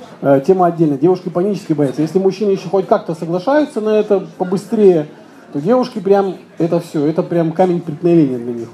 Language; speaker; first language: Russian; native; Russian